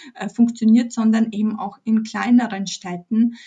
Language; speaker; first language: German; early bilingual, other home language; Polish